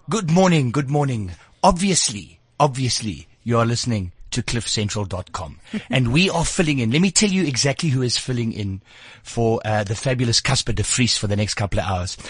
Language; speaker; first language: English; native; English